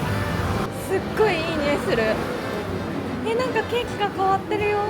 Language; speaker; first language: Japanese; native; Japanese